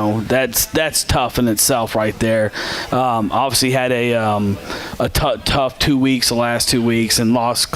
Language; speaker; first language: English; native; English